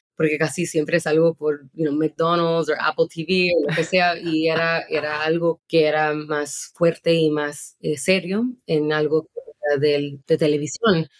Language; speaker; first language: Spanish; early bilingual, heritage; Spanish